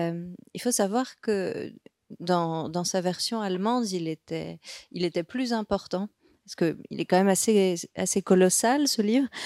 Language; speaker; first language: French; native; French